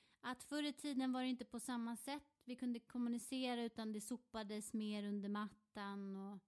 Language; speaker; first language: Swedish; non-native, learner; Spanish